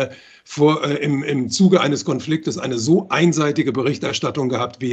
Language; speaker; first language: German; native; German